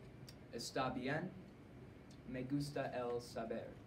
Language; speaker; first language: Spanish; non-native, learner; English